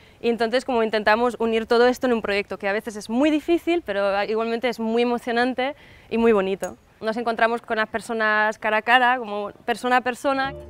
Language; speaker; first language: Spanish; non-native, fluent; German